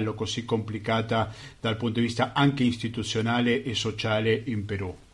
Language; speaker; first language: Italian; non-native, fluent; Spanish